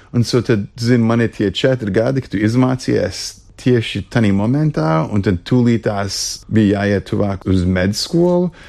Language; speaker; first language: Latvian; early bilingual, heritage; Latvian